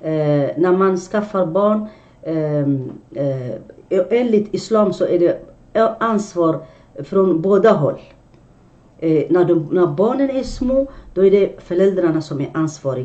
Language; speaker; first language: Swedish; non-native, fluent; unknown